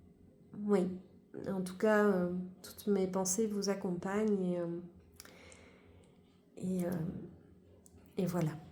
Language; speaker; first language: French; native; French